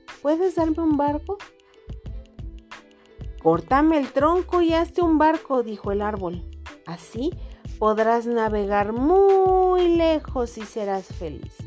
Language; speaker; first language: Spanish; non-native, fluent; Portuguese